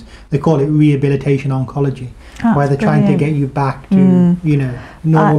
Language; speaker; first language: English; native; English